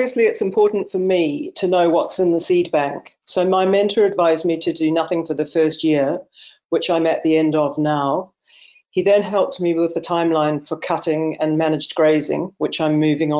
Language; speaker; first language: English; native; English